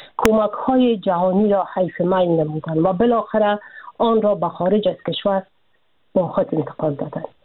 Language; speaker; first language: Persian; native; Persian